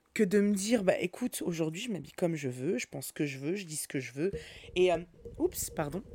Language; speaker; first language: French; native; French